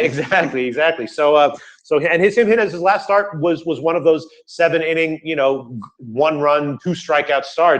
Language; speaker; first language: English; native; English